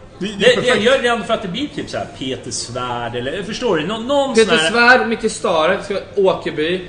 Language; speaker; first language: Swedish; native; Swedish